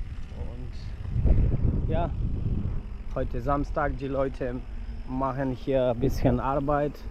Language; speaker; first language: German; non-native, fluent; Polish